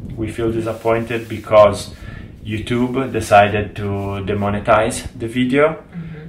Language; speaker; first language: English; non-native, fluent; Italian